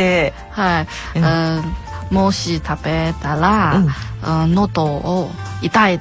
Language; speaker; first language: Japanese; non-native, learner; Chinese